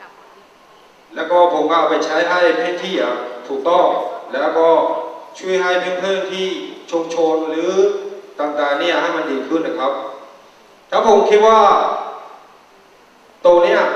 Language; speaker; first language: Thai; non-native, fluent; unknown